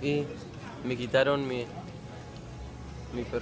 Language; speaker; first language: Spanish; early bilingual, heritage; Spanish